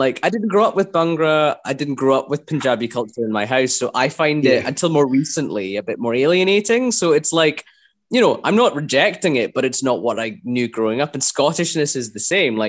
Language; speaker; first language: English; native; English